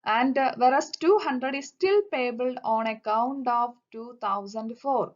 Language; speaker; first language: English; non-native, local second language; Malayalam